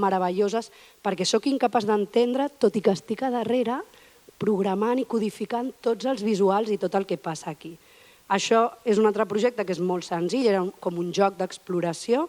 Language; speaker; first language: Catalan; native; Catalan